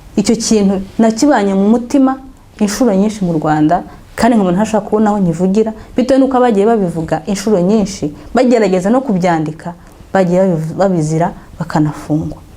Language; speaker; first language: Kinyarwanda; native; Kinyarwanda